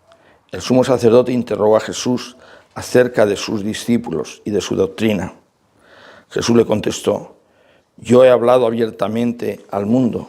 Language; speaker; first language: Spanish; native; Spanish